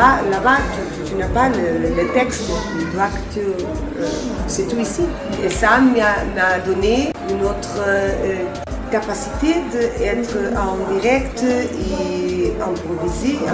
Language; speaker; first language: French; non-native, learner; Portuguese